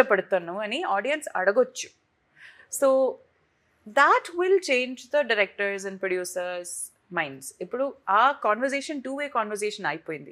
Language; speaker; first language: Telugu; non-native, fluent; Tamil